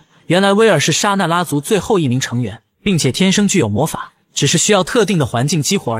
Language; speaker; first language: Chinese; native; Chinese